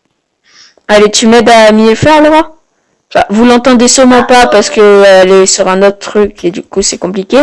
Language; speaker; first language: French; native; French